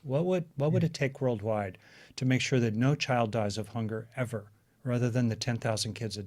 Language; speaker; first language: English; native; English